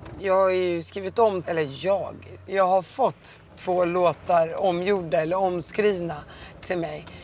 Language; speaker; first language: Swedish; early bilingual, other home language; Arabic